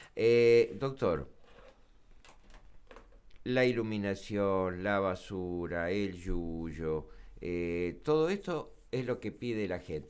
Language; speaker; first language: Spanish; native; Spanish